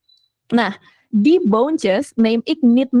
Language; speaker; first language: Dutch; non-native, fluent; Indonesian